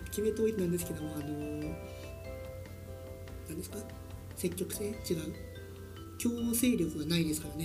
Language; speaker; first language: Japanese; native; Japanese